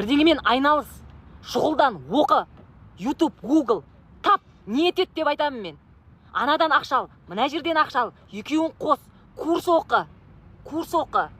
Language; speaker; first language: Kazakh; native; Kazakh